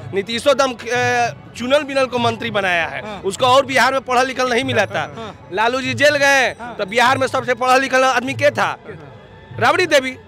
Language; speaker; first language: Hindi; native; Hindi